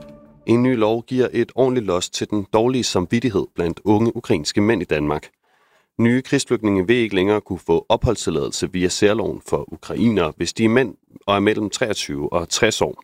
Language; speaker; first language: Danish; native; Danish